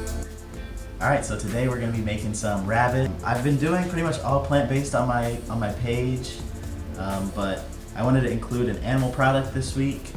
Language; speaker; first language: English; native; English